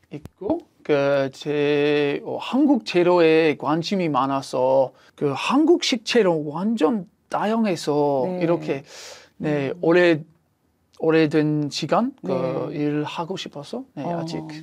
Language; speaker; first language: Korean; non-native, learner; English